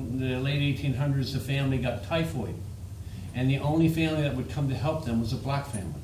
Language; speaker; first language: English; native; English